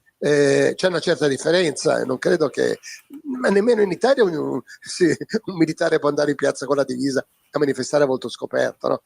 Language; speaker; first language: Italian; native; Italian